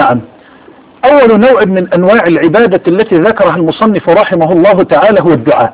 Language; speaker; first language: Arabic; native; Arabic